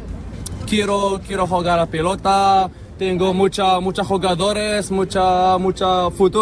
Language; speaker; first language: Spanish; non-native, learner; Arabic